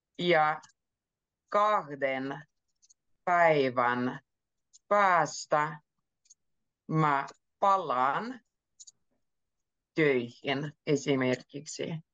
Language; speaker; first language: Finnish; native; Finnish